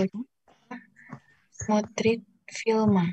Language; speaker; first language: Russian; non-native, learner; Indonesian